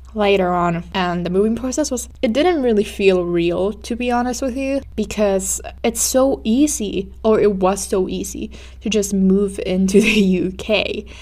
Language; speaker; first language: English; non-native, fluent; Finnish